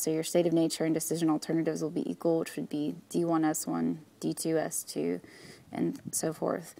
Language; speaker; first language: English; native; English